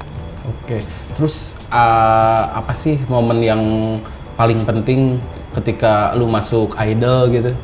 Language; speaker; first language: Indonesian; native; Indonesian